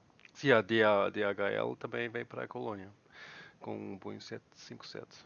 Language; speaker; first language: Portuguese; non-native, learner; German